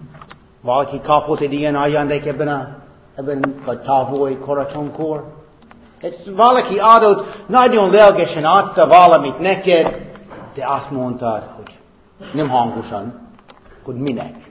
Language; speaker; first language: Hungarian; non-native, fluent; English